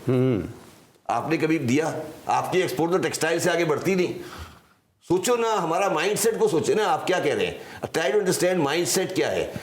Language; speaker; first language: Urdu; native; Urdu